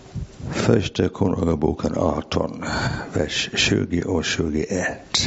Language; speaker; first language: Swedish; non-native, fluent; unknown